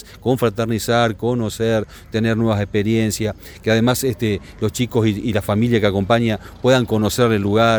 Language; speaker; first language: Spanish; native; Spanish